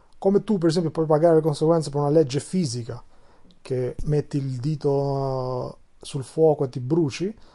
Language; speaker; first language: Italian; non-native, fluent; Albanian